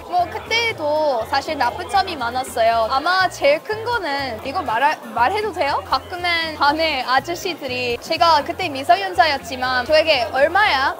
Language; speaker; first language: Korean; non-native, fluent; English